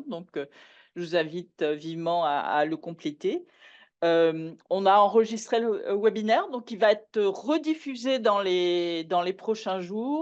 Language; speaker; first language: French; native; French